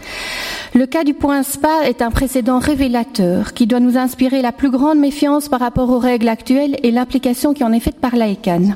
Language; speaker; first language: French; native; French